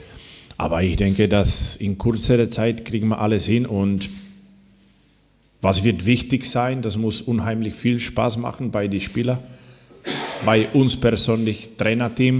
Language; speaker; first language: German; non-native, fluent; Slovak